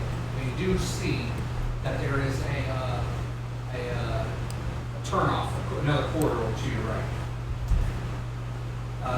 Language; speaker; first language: English; native; English